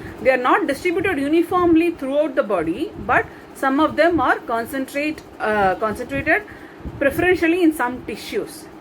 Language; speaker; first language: English; non-native, local second language; Tamil